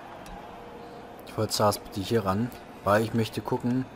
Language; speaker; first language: German; native; German